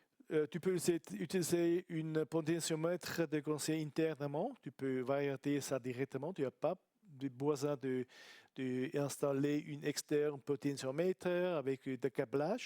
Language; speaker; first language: French; non-native, learner; Italian